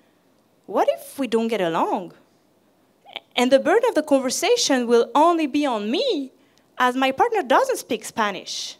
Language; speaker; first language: English; non-native, fluent; French